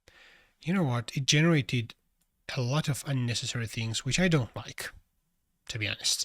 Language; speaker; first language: English; non-native, fluent; Georgian